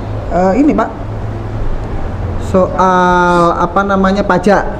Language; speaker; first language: Indonesian; native; Indonesian